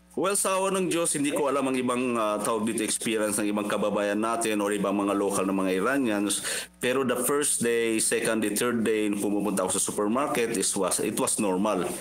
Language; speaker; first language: Filipino; non-native, local second language; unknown